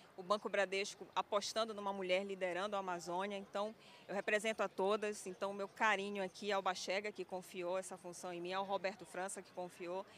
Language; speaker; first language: Portuguese; native; Portuguese